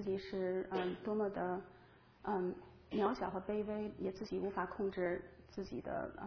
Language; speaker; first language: Chinese; native; Chinese